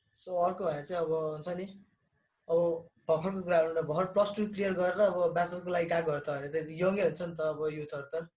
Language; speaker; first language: Nepali; native; Nepali